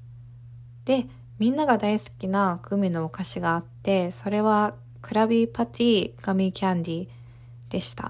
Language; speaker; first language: Japanese; early bilingual, heritage; Japanese